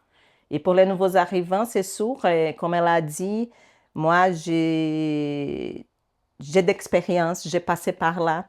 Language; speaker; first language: French; non-native, learner; Portuguese